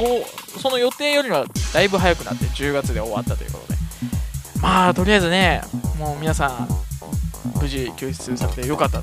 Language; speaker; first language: Japanese; native; Japanese